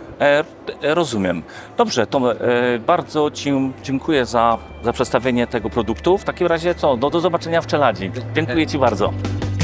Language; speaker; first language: Polish; native; Polish